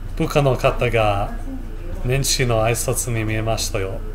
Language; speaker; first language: Japanese; non-native, learner; English